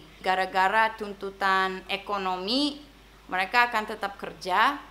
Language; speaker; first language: Indonesian; non-native, fluent; English